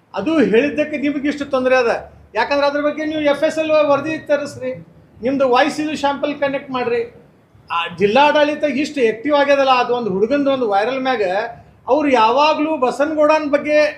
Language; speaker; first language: Kannada; native; Kannada